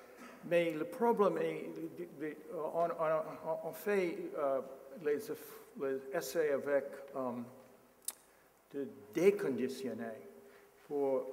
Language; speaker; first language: French; non-native, learner; English